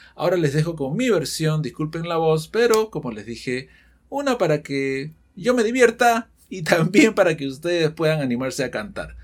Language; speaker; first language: Spanish; native; Spanish